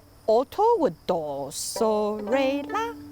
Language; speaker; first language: French; non-native, learner; Chinese